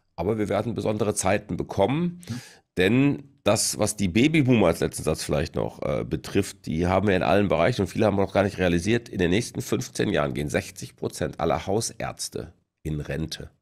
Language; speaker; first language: German; native; German